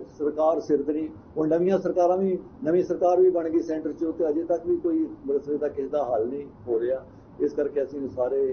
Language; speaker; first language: Punjabi; native; Punjabi